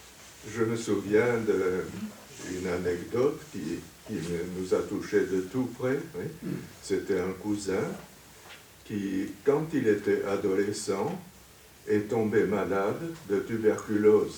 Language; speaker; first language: French; native; French